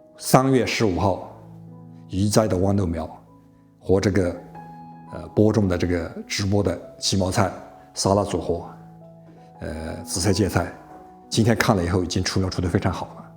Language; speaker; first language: Chinese; native; Chinese